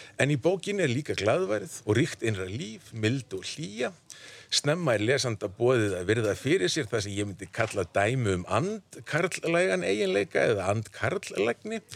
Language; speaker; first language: Icelandic; native; Icelandic